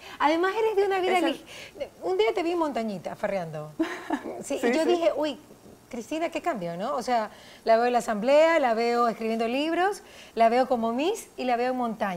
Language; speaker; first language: Spanish; native; Spanish